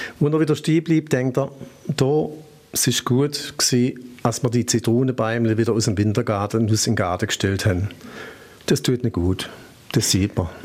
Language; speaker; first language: German; native; German